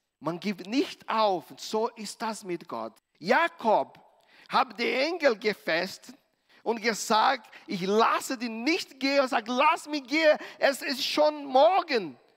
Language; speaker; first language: German; non-native, fluent; Portuguese